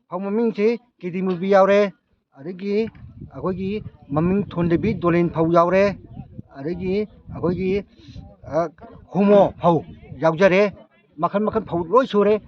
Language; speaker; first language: Manipuri; native; Manipuri